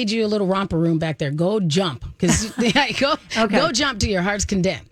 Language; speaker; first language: English; native; English